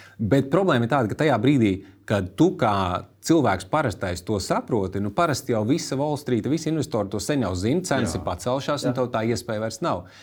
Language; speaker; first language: Latvian; native; Latvian